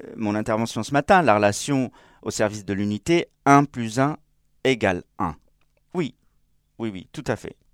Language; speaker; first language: French; non-native, fluent; Spanish